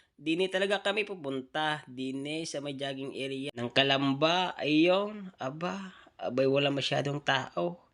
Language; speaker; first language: Filipino; native; Filipino